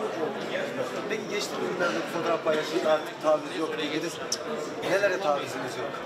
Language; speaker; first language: Turkish; native; Turkish